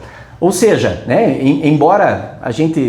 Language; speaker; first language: Portuguese; native; Portuguese